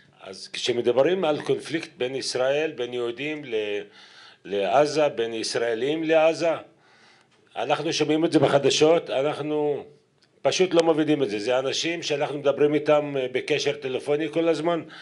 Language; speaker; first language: Hebrew; non-native, local second language; Arabic